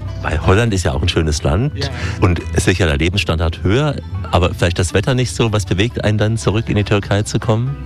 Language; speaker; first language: German; native; German